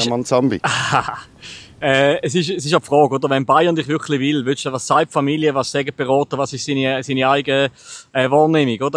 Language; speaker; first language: German; native; German